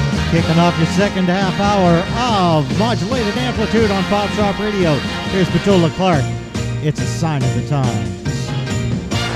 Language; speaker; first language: English; native; English